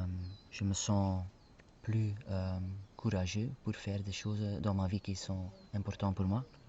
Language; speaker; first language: French; non-native, fluent; Spanish